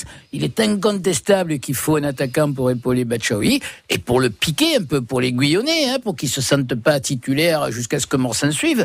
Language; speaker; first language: French; native; French